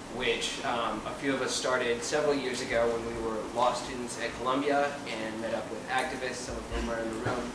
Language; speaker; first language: English; native; English